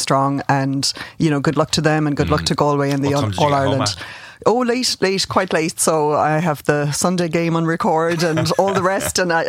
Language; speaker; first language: English; native; English